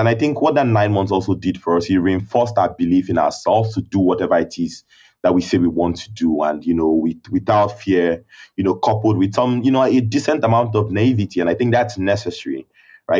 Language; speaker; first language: English; non-native, local second language; Igbo